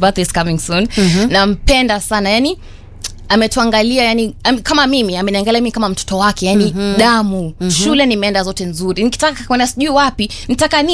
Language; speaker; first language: Swahili; native; Swahili